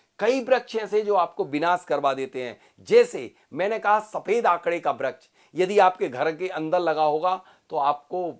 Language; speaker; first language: Hindi; native; Hindi